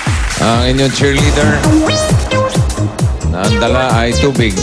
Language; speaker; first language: Filipino; native; Filipino